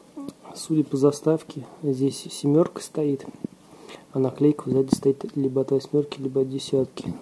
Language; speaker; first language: Russian; native; Russian